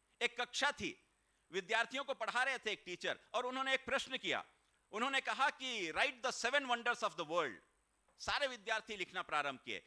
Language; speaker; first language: Hindi; native; Hindi